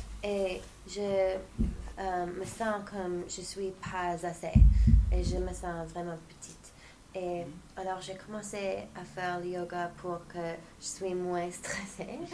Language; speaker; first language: French; non-native, fluent; English